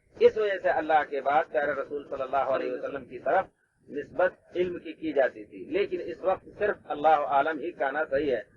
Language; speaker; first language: Urdu; native; Urdu